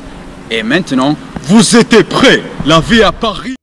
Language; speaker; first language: French; non-native, learner; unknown